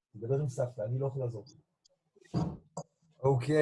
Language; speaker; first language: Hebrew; native; Hebrew